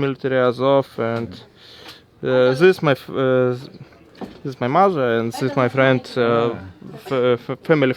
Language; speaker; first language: English; non-native, learner; Russian